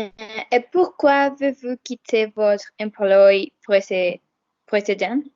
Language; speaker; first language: French; non-native, learner; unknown